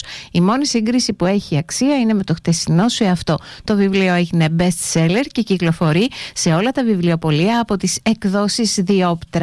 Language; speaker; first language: Greek; native; Greek